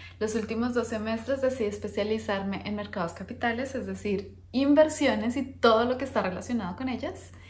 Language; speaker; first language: Spanish; native; Spanish